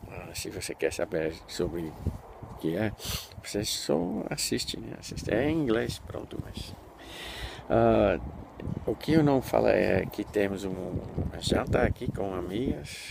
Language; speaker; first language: Portuguese; non-native, fluent; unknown